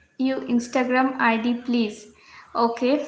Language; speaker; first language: Hindi; non-native, local second language; Bangla